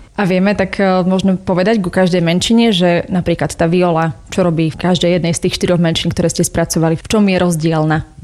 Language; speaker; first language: Slovak; native; Slovak